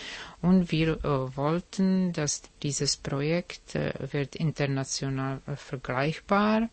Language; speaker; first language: German; non-native, fluent; Czech